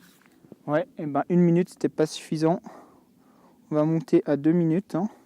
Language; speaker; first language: French; native; French